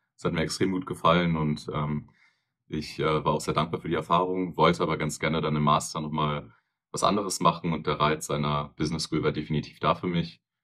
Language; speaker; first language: German; native; German